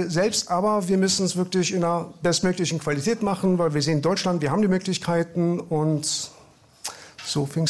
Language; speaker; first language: German; early bilingual, other home language; Persian